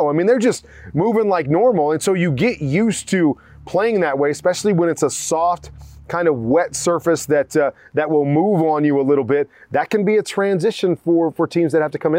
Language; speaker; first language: English; native; English